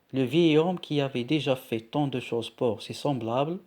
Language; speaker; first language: French; non-native, local second language; Arabic